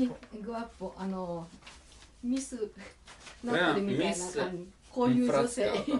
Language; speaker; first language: Japanese; native; Japanese